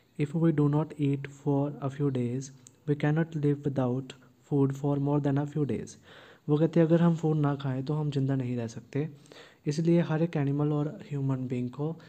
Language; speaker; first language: Hindi; native; Hindi